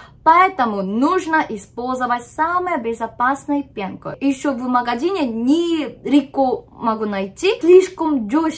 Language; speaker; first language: Russian; non-native, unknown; Korean